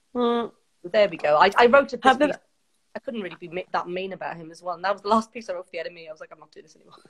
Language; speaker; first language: English; native; English